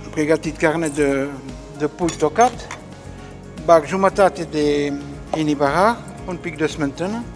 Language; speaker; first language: Romanian; non-native, learner; French